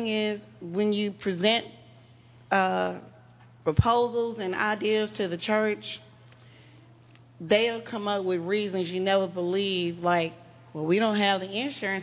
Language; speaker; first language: English; native; English